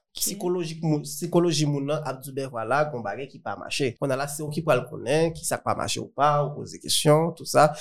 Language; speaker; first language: French; non-native, local second language; Haitian Creole